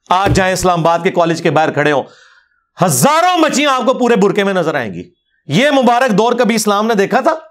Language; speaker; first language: Urdu; non-native, local second language; Punjabi